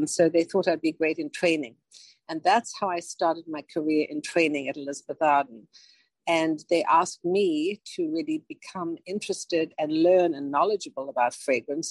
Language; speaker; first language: English; native; English